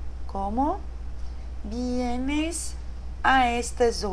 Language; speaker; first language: Spanish; non-native, fluent; Portuguese